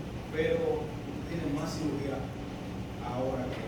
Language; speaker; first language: Spanish; native; Spanish